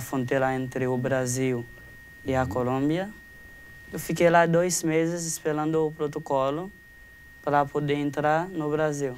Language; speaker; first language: Portuguese; non-native, fluent; Haitian Creole